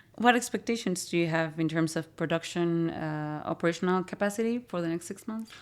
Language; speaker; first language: English; non-native, fluent; Spanish